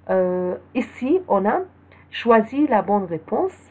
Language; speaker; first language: French; non-native, fluent; Arabic